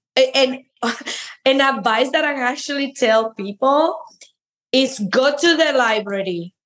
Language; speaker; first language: English; non-native, fluent; Spanish